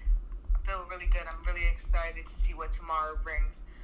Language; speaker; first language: English; native; English